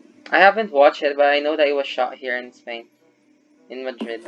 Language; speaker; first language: English; non-native, local second language; Filipino